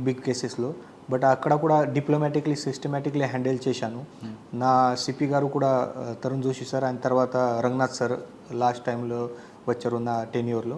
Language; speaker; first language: Telugu; non-native, fluent; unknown